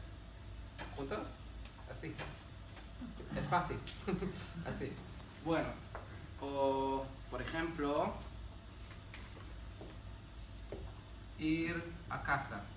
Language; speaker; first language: Spanish; non-native, learner; Hebrew